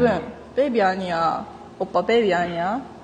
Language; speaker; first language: Korean; non-native, learner; Japanese